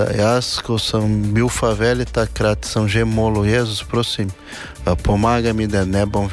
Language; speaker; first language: Slovenian; non-native, fluent; Portuguese